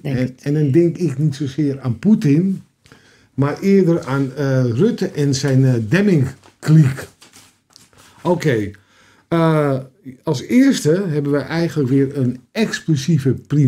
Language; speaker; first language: Dutch; native; Dutch